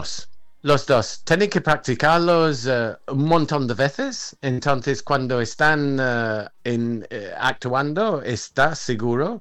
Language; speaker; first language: Spanish; non-native, fluent; English